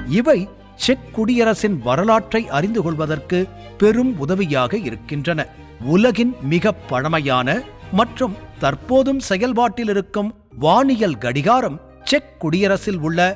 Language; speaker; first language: Tamil; native; Tamil